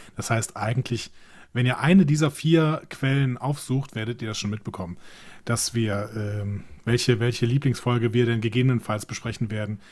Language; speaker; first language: German; native; German